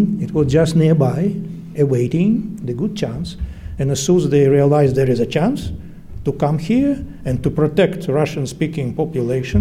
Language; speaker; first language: English; early bilingual, other home language; Russian